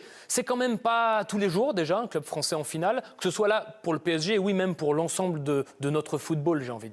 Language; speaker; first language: French; native; French